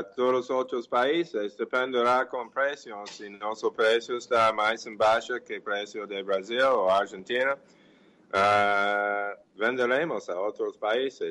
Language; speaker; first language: Portuguese; non-native, fluent; English